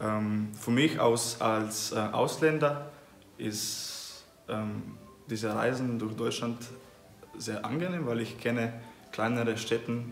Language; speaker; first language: German; non-native, fluent; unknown